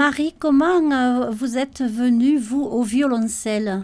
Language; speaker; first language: French; native; French